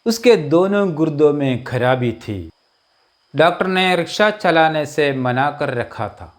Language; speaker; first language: Hindi; non-native, local second language; Malayalam